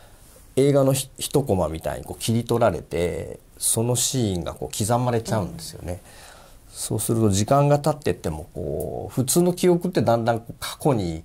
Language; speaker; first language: Japanese; native; Japanese